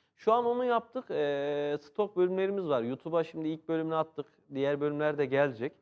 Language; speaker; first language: Turkish; native; Turkish